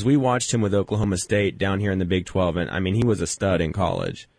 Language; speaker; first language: English; native; English